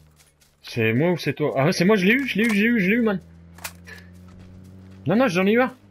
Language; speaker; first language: French; native; French